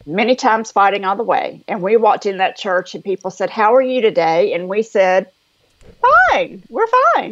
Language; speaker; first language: English; native; English